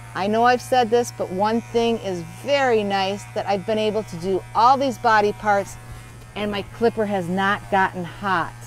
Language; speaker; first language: English; native; English